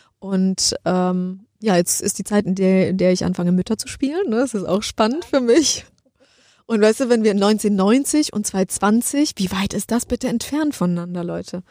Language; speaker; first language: German; early bilingual, other home language; Polish